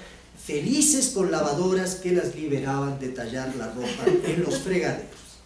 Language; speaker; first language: Spanish; native; Spanish